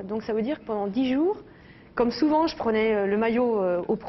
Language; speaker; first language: French; native; French